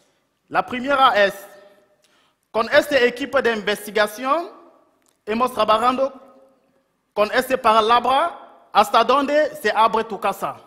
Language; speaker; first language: Spanish; non-native, local second language; French